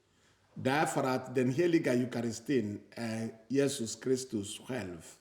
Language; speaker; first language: Swedish; non-native, fluent; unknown